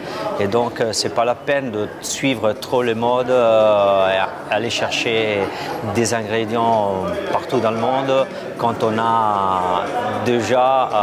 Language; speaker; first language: French; non-native, fluent; Italian